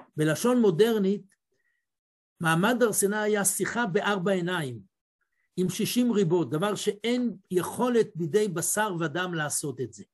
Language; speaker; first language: Hebrew; native; Hebrew